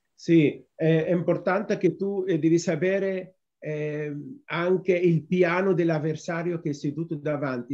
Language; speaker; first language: Italian; non-native, fluent; Arabic